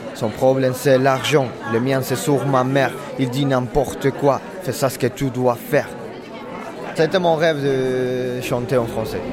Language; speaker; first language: French; non-native, fluent; Spanish